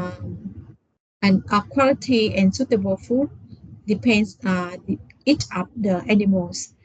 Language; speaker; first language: English; non-native, learner; Vietnamese